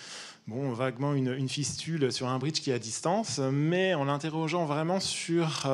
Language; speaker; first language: French; native; French